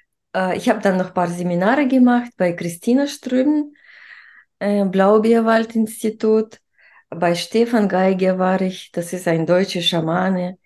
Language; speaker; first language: German; non-native, fluent; Russian